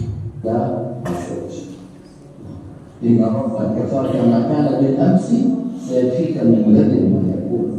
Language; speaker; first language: Arabic; native; Arabic